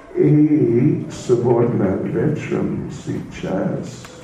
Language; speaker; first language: Russian; non-native, learner; English